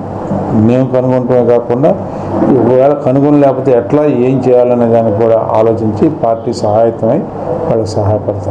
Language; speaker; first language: Telugu; native; Telugu